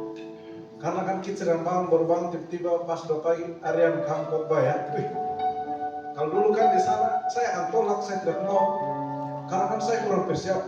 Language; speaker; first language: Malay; non-native, local second language; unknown